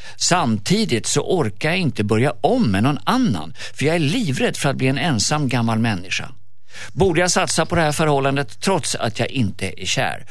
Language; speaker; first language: Swedish; native; Swedish